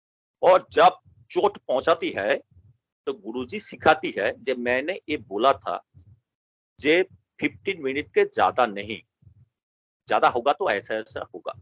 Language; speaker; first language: Hindi; non-native, local second language; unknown